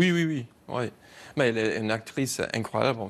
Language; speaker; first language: French; non-native, learner; English